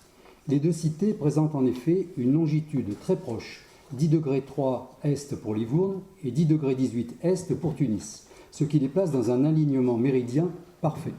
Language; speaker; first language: French; native; French